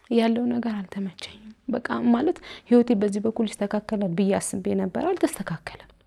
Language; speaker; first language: Amharic; native; Amharic